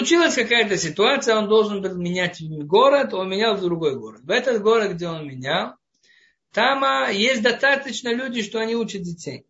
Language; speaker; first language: Russian; non-native, fluent; Hebrew